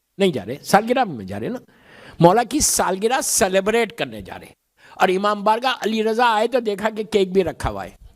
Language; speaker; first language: Urdu; native; Urdu